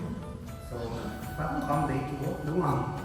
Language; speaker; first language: Vietnamese; non-native, learner; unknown